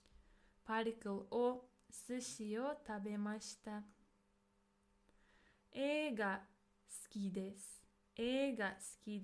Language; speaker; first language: Japanese; non-native, fluent; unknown